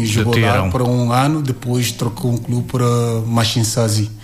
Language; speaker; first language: Portuguese; non-native, learner; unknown